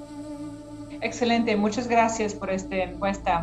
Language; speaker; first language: Spanish; non-native, fluent; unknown